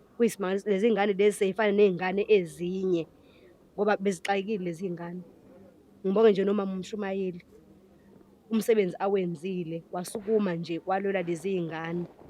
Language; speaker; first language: Zulu; native; Zulu